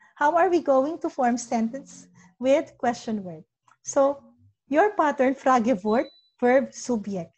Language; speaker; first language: English; non-native, local second language; Filipino